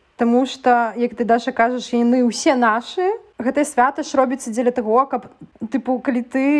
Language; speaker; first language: Belarusian; non-native, local second language; Russian